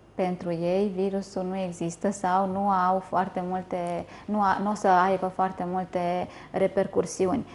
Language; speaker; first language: Romanian; native; Romanian